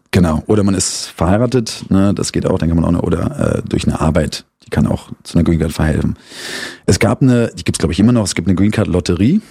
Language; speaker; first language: German; native; German